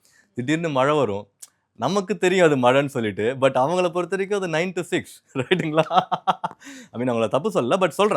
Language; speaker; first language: Tamil; native; Tamil